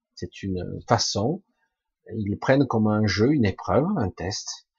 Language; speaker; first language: French; native; French